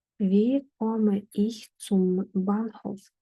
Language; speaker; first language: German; non-native, fluent; Ukrainian